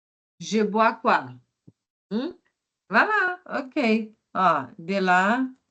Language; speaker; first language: French; non-native, fluent; Portuguese